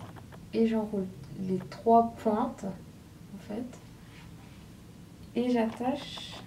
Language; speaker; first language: French; native; French